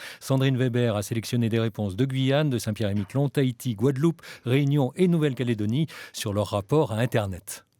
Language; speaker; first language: French; native; French